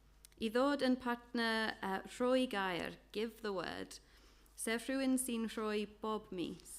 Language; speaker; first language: Welsh; non-native, fluent; English